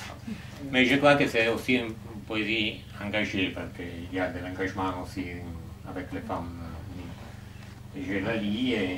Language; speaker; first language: French; non-native, fluent; Italian